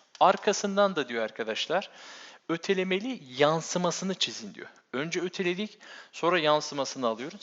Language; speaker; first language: Turkish; native; Turkish